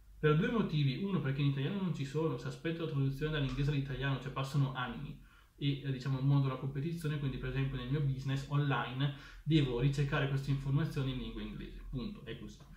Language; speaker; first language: Italian; native; Italian